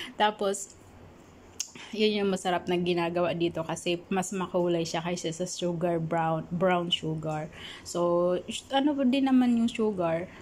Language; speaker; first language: Filipino; non-native, local second language; Bikol